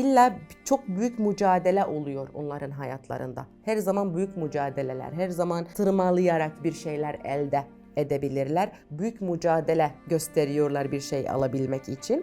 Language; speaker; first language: Turkish; non-native, fluent; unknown